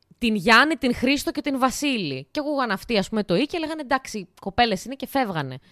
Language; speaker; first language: Greek; native; Greek